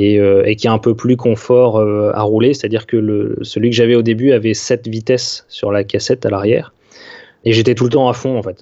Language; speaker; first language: French; native; French